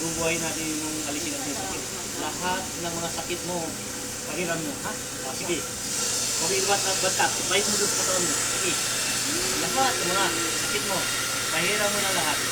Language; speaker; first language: Filipino; non-native, local second language; Cebuano